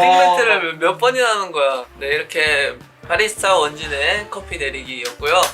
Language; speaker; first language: Korean; native; Korean